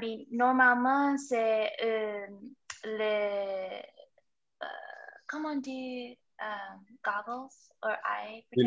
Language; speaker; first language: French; non-native, fluent; English